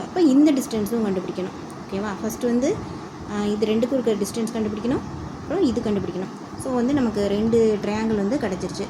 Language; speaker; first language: Tamil; native; Tamil